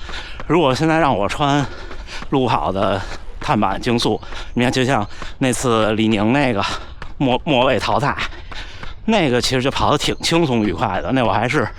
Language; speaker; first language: Chinese; native; Chinese